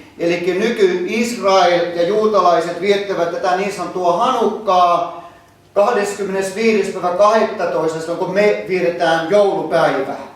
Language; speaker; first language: Finnish; native; Finnish